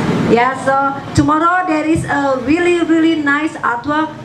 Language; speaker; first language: English; non-native, learner; Indonesian